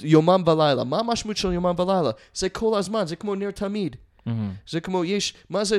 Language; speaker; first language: Hebrew; non-native, fluent; English